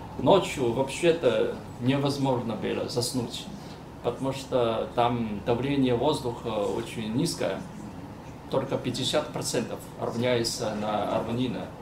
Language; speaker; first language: Russian; non-native, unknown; Chinese